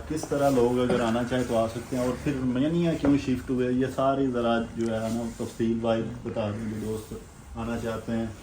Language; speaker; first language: Urdu; non-native, local second language; Punjabi